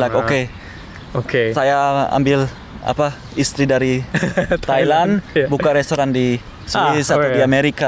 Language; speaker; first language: Indonesian; early bilingual, heritage; Indonesian